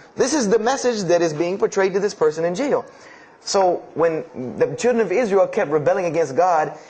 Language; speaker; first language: English; native; English